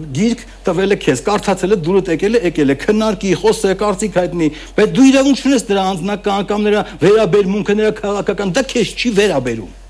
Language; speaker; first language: Armenian; native; Armenian